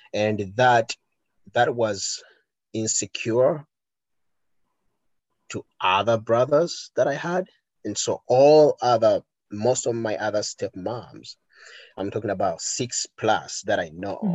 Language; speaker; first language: English; non-native, local second language; Ganda